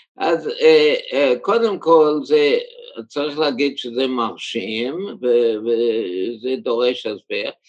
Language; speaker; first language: Hebrew; early bilingual, heritage; German